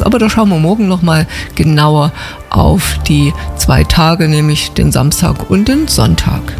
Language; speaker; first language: German; native; German